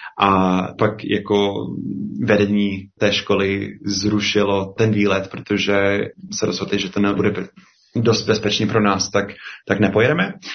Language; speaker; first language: Czech; non-native, fluent; English